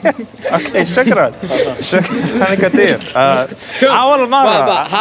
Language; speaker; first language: Arabic; non-native, learner; English